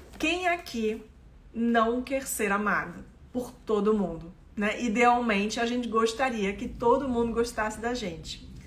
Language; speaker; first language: Portuguese; non-native, fluent; French